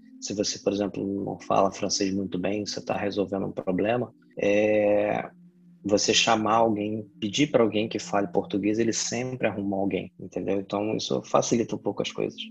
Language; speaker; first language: Portuguese; native; Portuguese